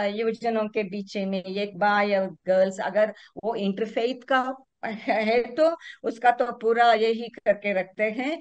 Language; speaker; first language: Hindi; non-native, local second language; Kannada